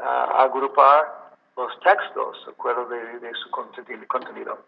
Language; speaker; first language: Spanish; non-native, learner; English